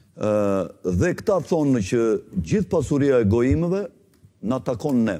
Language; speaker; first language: Albanian; native; Albanian